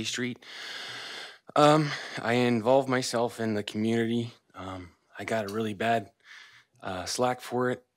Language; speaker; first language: English; early bilingual, other home language; Spanish